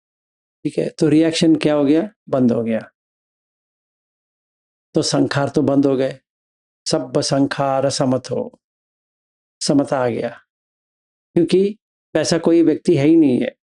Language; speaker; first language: Hindi; native; Hindi